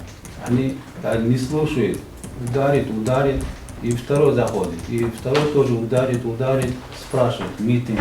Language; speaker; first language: Russian; non-native, learner; Uzbek